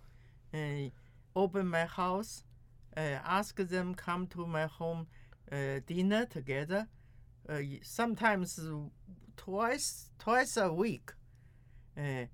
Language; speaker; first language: English; non-native, learner; Chinese